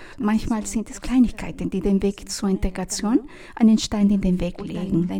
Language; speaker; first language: German; non-native, fluent; Spanish